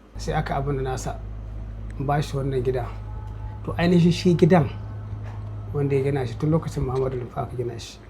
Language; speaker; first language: Hausa; native; Hausa